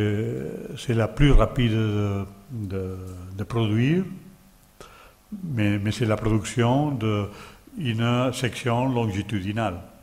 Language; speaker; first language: French; non-native, learner; Catalan